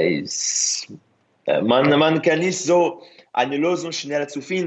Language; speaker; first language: German; non-native, learner; Portuguese